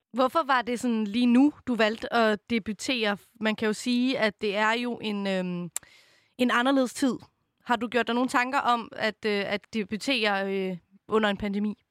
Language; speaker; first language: Danish; native; Danish